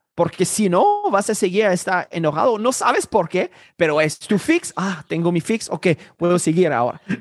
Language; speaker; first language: Spanish; non-native, fluent; Haitian Creole